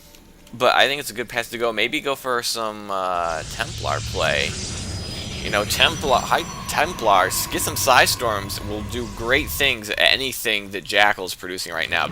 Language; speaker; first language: English; native; English